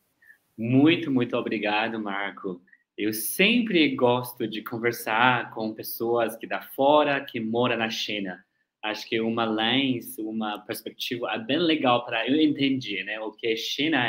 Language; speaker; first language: Portuguese; non-native, learner; Chinese